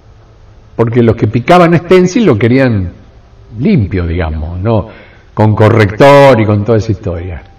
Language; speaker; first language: Spanish; native; Spanish